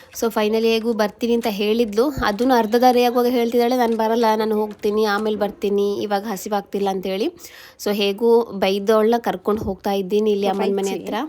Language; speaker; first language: Kannada; non-native, local second language; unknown